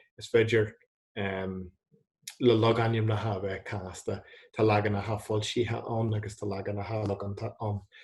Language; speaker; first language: Irish; non-native, local second language; English